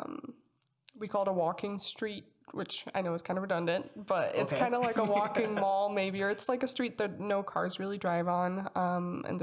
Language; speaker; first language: English; non-native, fluent; Danish